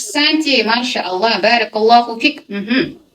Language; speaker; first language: Russian; non-native, local second language; Kazakh